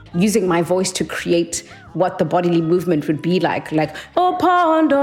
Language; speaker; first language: English; non-native, local second language; Xhosa